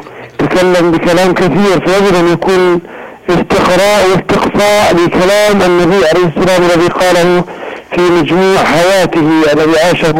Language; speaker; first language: Arabic; native; Arabic